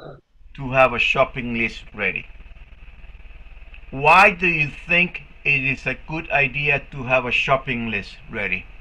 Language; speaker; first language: English; non-native, fluent; Spanish